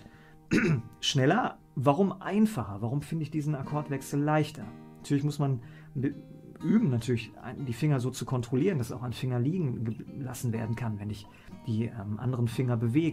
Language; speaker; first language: German; native; German